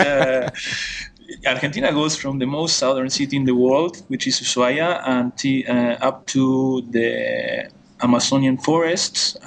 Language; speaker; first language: English; non-native, fluent; Spanish